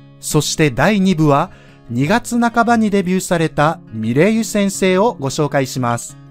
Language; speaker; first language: Japanese; native; Japanese